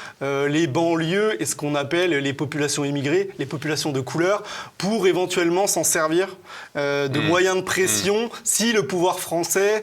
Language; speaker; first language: French; native; French